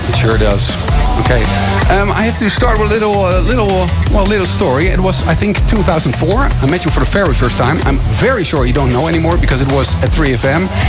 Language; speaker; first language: English; non-native, fluent; Dutch